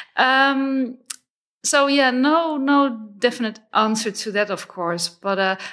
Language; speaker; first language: English; non-native, fluent; Dutch